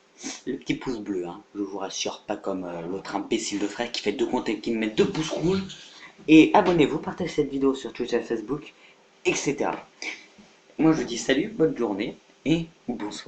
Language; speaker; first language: French; native; French